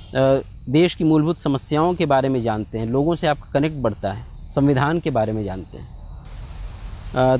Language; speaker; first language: Hindi; native; Hindi